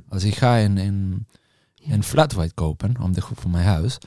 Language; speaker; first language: Dutch; non-native, fluent; Spanish